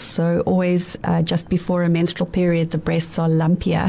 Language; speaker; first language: English; native; English